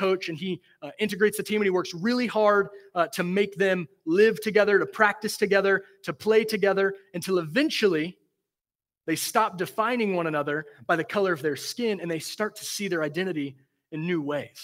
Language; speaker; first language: English; native; English